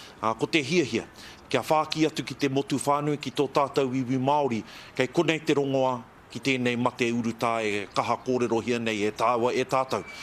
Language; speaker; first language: Māori; native; Māori